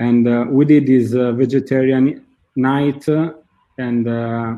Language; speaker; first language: English; non-native, learner; Italian